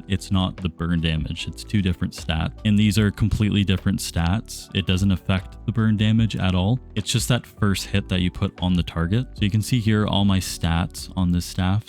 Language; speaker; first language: English; native; English